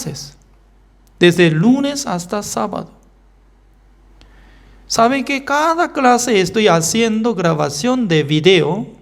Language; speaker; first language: Spanish; non-native, fluent; Korean